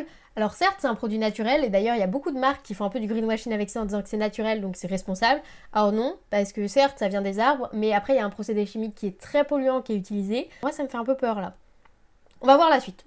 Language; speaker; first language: French; native; French